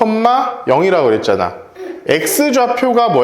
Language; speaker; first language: Korean; native; Korean